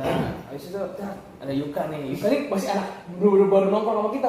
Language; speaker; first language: Indonesian; native; Indonesian